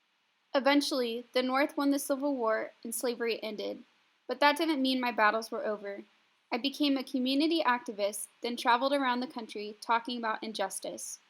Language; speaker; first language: English; native; English